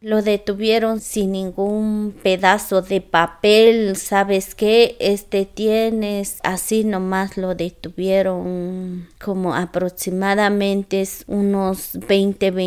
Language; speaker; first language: Spanish; non-native, local second language; Zapotec